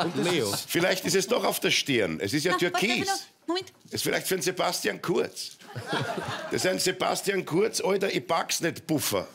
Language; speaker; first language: German; native; German